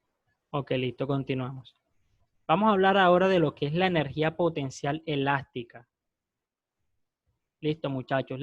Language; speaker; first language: Spanish; native; Spanish